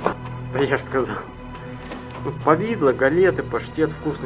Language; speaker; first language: Russian; native; Russian